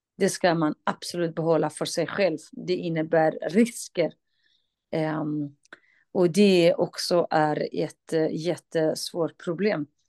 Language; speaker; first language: Swedish; non-native, fluent; Kurdish